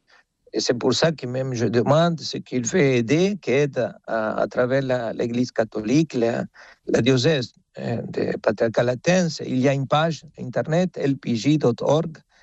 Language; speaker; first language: French; non-native, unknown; Spanish